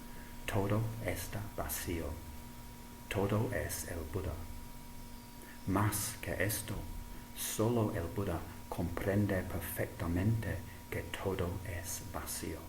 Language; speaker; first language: Spanish; non-native, fluent; English